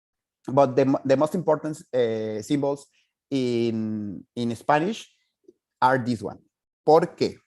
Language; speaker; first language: English; non-native, fluent; Spanish